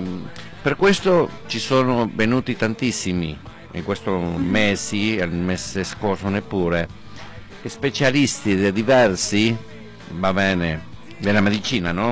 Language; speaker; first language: Italian; non-native, learner; Spanish